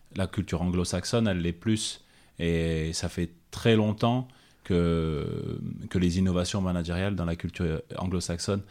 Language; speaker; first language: French; native; French